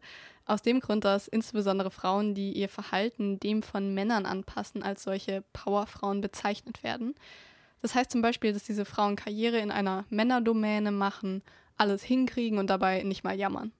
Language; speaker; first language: German; native; German